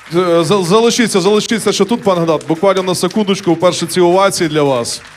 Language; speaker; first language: Ukrainian; native; Ukrainian